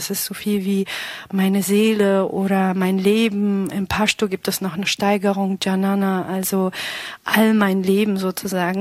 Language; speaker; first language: German; early bilingual, other home language; Pashto